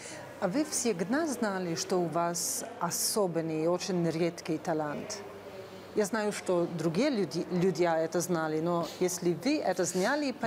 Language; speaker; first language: Russian; non-native, fluent; Slovenian